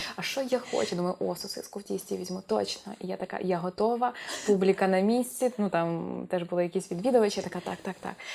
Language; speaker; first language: Ukrainian; non-native, local second language; Russian